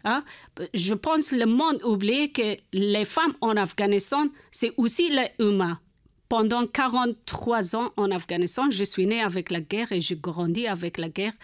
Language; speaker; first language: French; non-native, learner; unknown